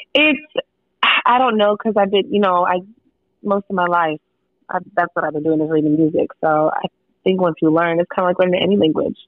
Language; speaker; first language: English; native; English